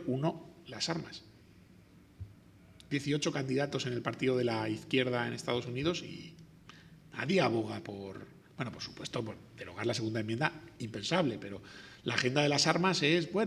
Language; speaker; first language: Spanish; native; Spanish